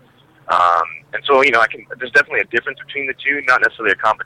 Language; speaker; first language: English; native; English